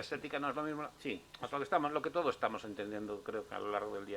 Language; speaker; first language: Spanish; native; Spanish